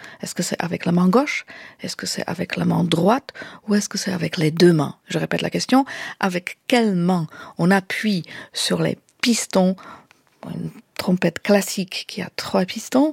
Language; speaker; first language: French; native; French